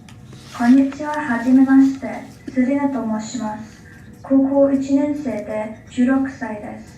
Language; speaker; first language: Japanese; non-native, learner; English